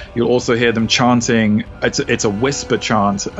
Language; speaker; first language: English; native; English